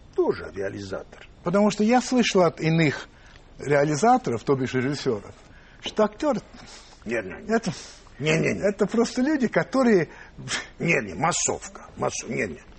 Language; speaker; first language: Russian; non-native, local second language; Armenian